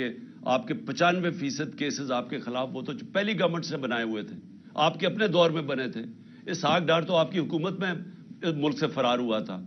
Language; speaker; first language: Urdu; native; Urdu